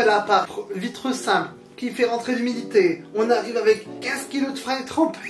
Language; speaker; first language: French; native; French